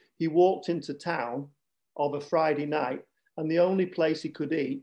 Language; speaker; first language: English; native; English